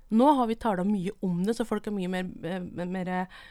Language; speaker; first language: Norwegian; non-native, local second language; Vietnamese